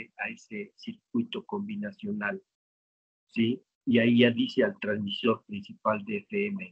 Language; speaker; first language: Spanish; native; Spanish